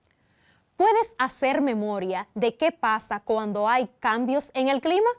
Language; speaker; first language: Spanish; native; Spanish